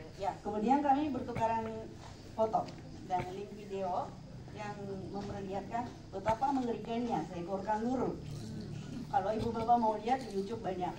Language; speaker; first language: Indonesian; non-native, fluent; Japanese